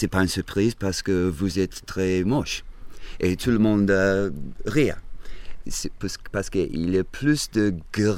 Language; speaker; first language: French; non-native, fluent; English